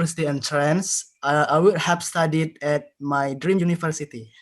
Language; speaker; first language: English; non-native, learner; Indonesian